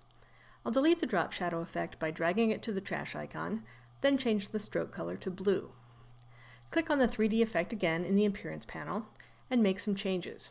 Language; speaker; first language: English; native; English